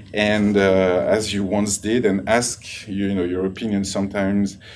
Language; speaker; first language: English; non-native, fluent; French